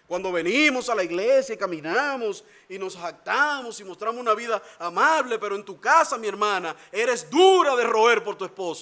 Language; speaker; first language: Spanish; native; Spanish